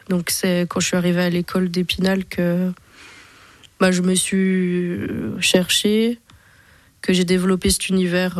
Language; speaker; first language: French; native; French